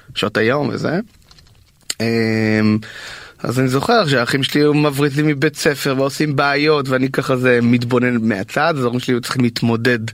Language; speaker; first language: Hebrew; native; Hebrew